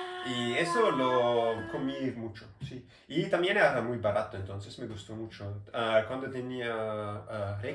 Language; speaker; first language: Spanish; non-native, learner; German